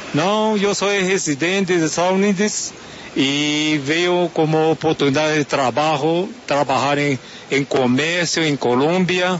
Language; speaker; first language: Spanish; non-native, fluent; Chinese